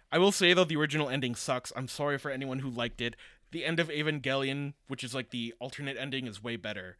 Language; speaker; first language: English; early bilingual, other home language; Japanese